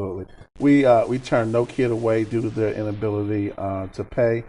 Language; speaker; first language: English; native; English